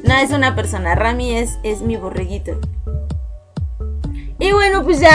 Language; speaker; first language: Spanish; native; Spanish